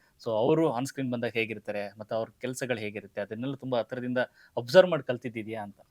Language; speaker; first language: Kannada; native; Kannada